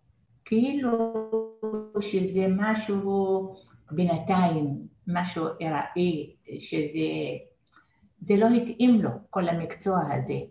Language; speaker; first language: Hebrew; non-native, fluent; Arabic